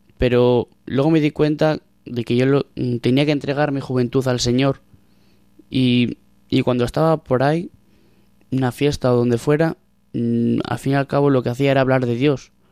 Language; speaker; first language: Spanish; native; Spanish